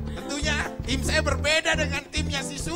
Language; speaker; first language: Indonesian; native; Indonesian